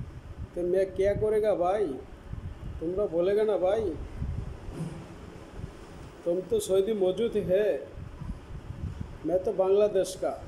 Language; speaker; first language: Hindi; non-native, learner; Bangla